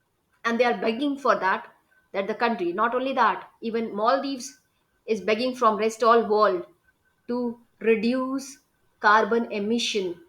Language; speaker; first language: English; non-native, local second language; Hindi